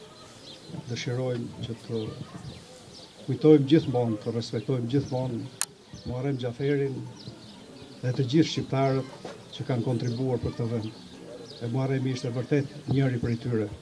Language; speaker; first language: Albanian; native; Albanian